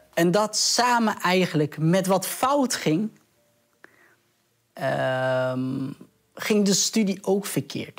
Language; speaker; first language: Dutch; early bilingual, other home language; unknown